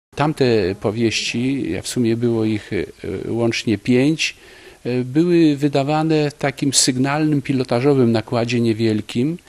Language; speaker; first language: Polish; native; Polish